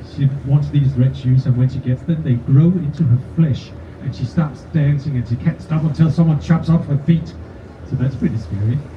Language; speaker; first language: English; non-native, fluent; Danish